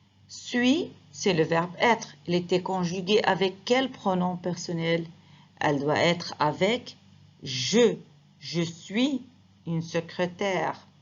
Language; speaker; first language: French; non-native, fluent; Arabic